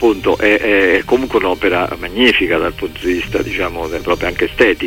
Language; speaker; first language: Italian; native; Italian